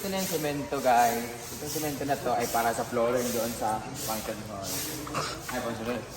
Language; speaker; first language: Filipino; native; Filipino